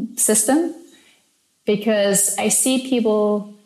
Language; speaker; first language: English; non-native, fluent; Danish